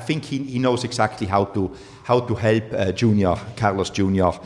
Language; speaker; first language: English; non-native, fluent; German